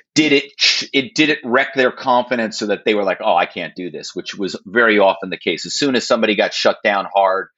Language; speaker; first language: English; native; English